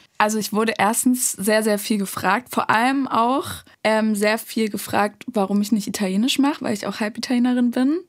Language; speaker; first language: German; native; German